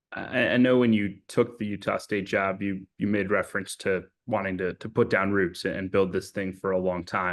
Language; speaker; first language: English; native; English